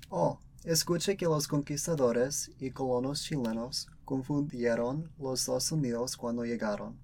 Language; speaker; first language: Spanish; early bilingual, other home language; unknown